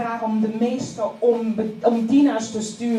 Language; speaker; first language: Dutch; non-native, fluent; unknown